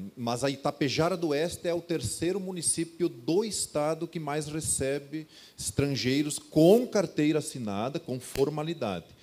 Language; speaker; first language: Portuguese; native; Portuguese